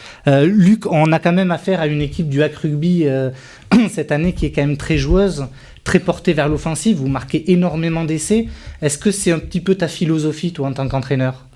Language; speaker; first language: French; native; French